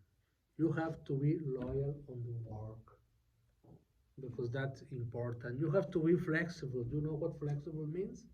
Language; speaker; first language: English; non-native, learner; Spanish